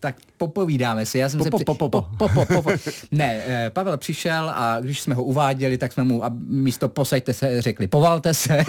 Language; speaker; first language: Czech; native; Czech